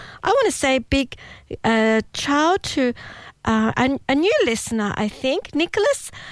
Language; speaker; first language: English; early bilingual, other home language; Italian